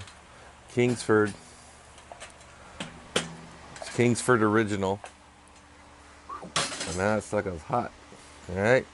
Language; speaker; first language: English; native; English